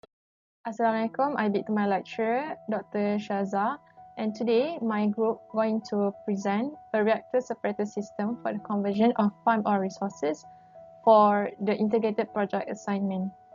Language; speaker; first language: English; non-native, local second language; Malay